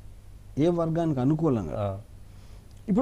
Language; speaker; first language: Telugu; native; Telugu